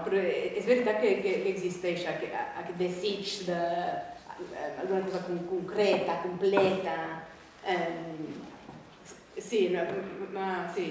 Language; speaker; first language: Catalan; non-native, fluent; English